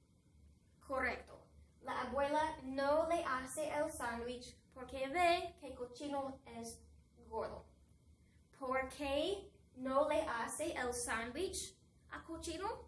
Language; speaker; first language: Spanish; non-native, fluent; English